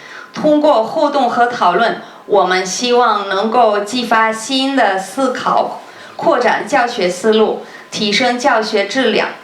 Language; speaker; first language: Chinese; native; Chinese